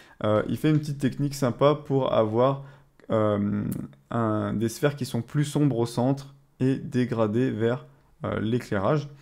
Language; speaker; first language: French; native; French